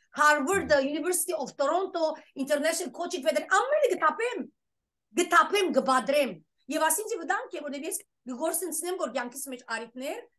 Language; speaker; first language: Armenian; early bilingual, heritage; Armenian